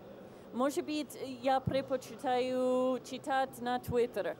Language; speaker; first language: Russian; non-native, fluent; English